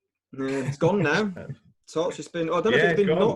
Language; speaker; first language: English; native; English